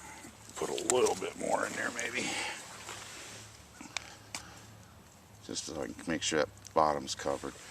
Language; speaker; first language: English; native; English